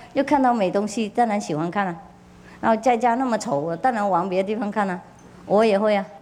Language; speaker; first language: Chinese; non-native, fluent; Vietnamese